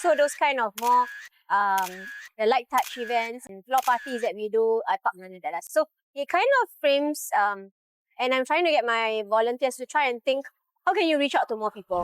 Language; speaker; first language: English; non-native, local second language; Malay